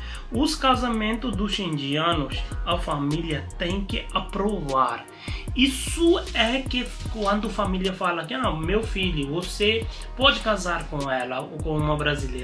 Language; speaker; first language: Portuguese; non-native, learner; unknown